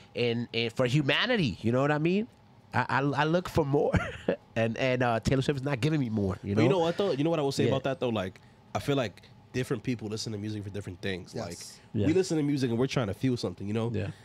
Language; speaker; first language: English; native; English